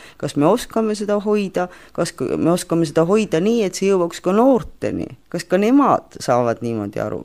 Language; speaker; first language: Estonian; native; Estonian